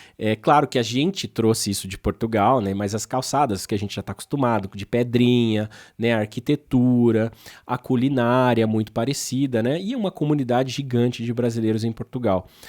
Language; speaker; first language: Portuguese; native; Portuguese